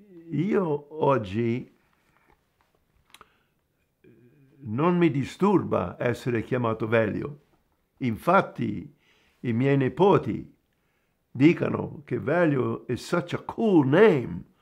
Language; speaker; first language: Italian; early bilingual, heritage; Italian